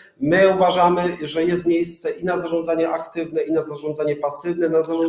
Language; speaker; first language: Polish; native; Polish